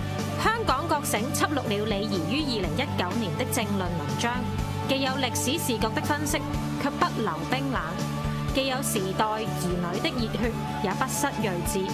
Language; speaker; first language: Chinese; native; Chinese